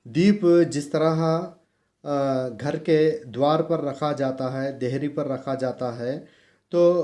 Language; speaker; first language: Hindi; non-native, local second language; Telugu